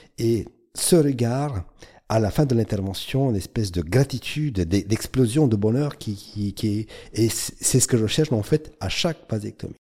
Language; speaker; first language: French; non-native, fluent; Romanian